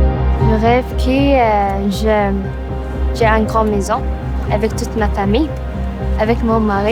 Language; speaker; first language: French; non-native, learner; Arabic